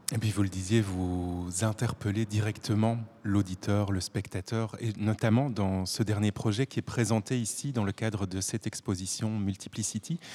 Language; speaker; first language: French; native; French